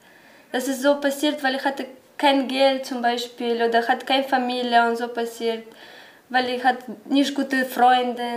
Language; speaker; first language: German; non-native, learner; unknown